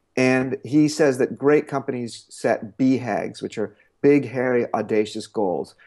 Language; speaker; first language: English; native; English